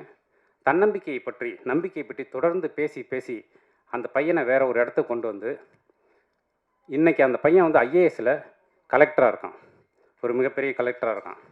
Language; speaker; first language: Tamil; native; Tamil